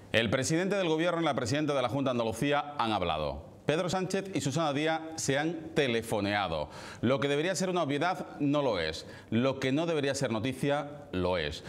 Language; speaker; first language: Spanish; native; Spanish